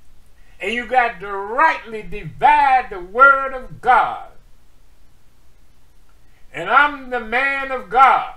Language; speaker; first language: English; native; English